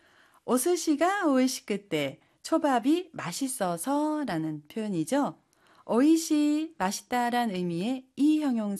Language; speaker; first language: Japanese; non-native, fluent; Korean